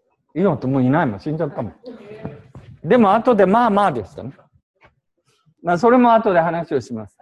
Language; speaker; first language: Japanese; native; Japanese